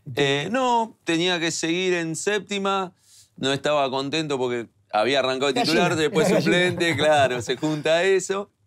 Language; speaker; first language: Spanish; native; Spanish